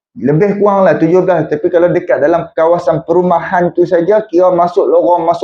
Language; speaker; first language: Malay; native; Malay